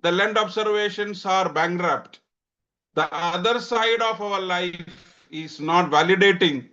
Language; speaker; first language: English; non-native, local second language; Malayalam